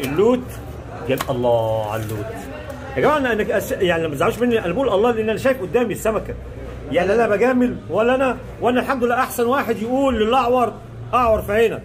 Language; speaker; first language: Arabic; native; Arabic